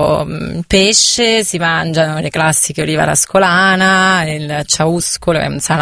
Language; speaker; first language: Italian; native; Italian